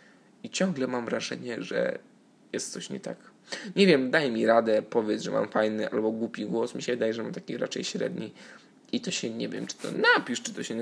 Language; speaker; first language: Polish; native; Polish